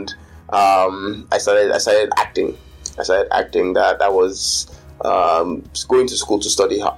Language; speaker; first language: English; non-native, local second language; Yoruba